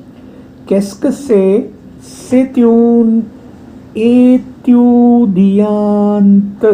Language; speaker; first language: French; non-native, fluent; Hindi